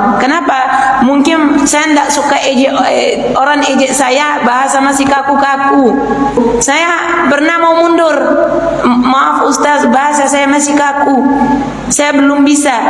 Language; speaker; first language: Indonesian; non-native, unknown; Arabic